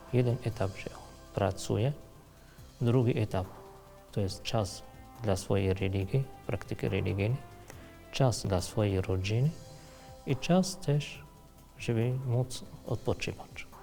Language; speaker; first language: Polish; non-native, fluent; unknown